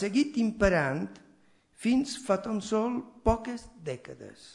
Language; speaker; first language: Catalan; non-native, fluent; Italian